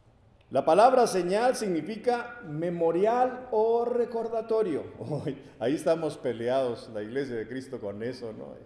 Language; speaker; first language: Spanish; native; Spanish